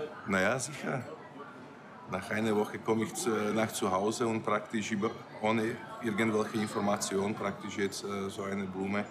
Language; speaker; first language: German; non-native, fluent; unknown